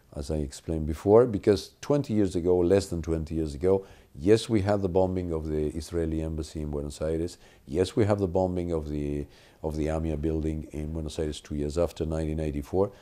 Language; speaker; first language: English; non-native, fluent; Spanish